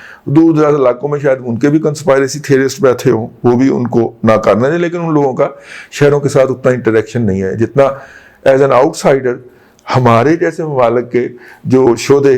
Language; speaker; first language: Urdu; non-native, local second language; Punjabi